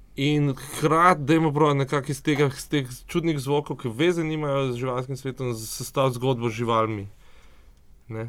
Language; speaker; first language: Slovenian; native; Slovenian